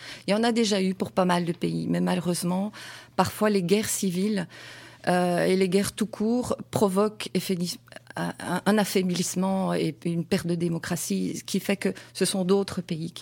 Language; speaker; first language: French; native; French